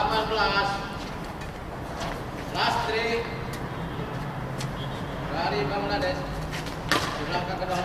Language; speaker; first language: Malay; non-native, local second language; Javanese